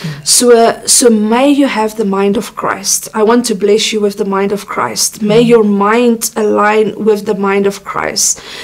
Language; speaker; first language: English; non-native, local second language; Afrikaans